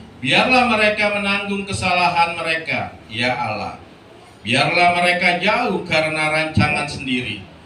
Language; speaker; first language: Indonesian; native; Indonesian